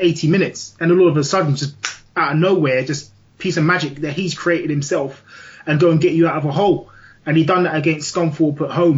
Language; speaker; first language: English; native; English